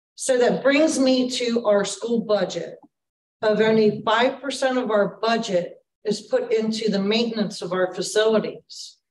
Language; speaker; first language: English; native; English